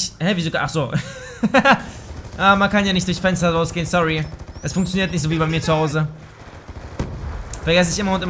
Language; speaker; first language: German; native; German